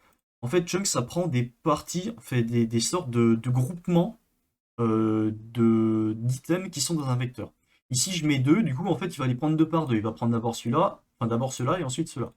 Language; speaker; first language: French; native; French